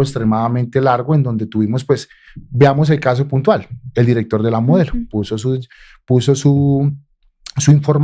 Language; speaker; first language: Spanish; native; Spanish